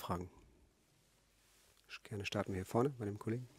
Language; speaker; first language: German; native; German